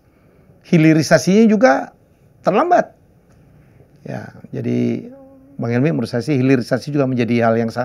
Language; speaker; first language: Indonesian; native; Indonesian